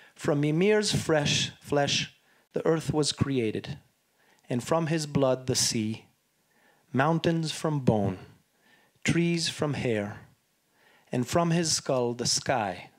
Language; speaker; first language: English; early bilingual, other home language; Hebrew